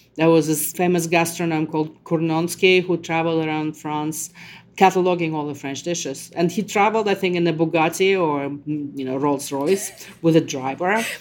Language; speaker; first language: English; non-native, fluent; Russian